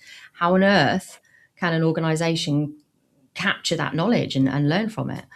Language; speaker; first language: English; native; English